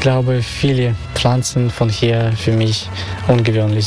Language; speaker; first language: German; non-native, fluent; Russian